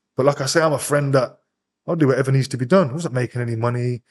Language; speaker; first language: English; native; English